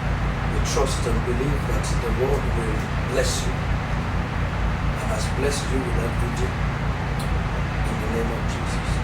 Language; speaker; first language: English; non-native, local second language; Yoruba